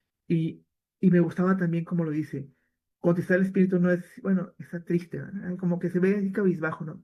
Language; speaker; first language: Spanish; native; Spanish